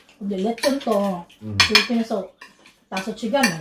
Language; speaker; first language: Korean; non-native, fluent; Filipino